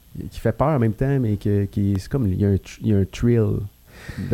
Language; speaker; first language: French; native; French